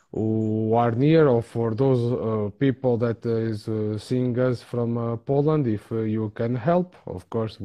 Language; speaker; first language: English; non-native, fluent; Portuguese